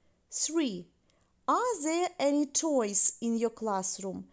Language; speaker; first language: English; non-native, fluent; Ukrainian